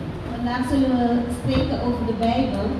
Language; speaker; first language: Dutch; non-native, fluent; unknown